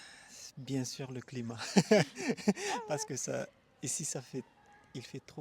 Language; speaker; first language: French; non-native, local second language; Malagasy